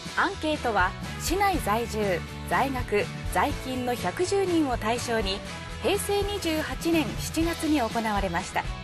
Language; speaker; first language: Japanese; native; Japanese